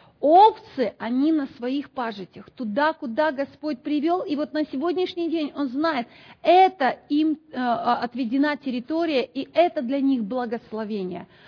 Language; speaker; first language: Russian; native; Russian